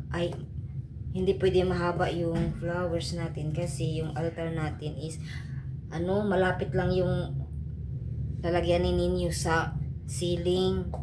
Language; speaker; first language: Filipino; non-native, local second language; Cebuano